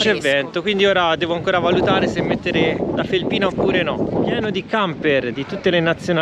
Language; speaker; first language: Italian; native; Italian